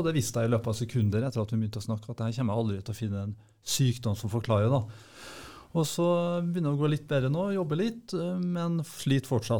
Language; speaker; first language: Norwegian; native; Norwegian